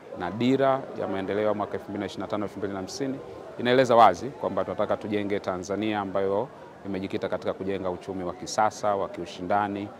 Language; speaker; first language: Swahili; native; Swahili